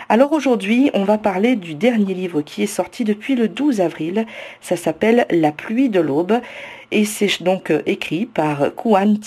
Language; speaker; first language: French; native; French